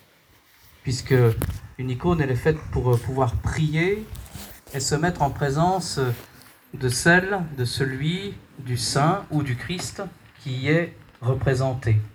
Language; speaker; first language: French; native; French